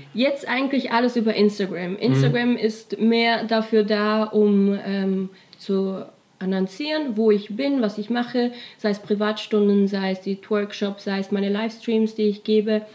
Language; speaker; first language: German; native; German